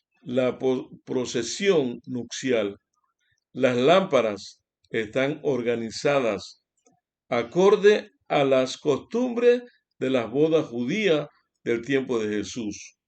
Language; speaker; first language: Spanish; native; Spanish